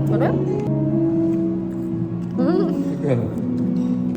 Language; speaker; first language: Korean; native; Korean